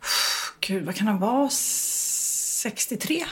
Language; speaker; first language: Swedish; native; Swedish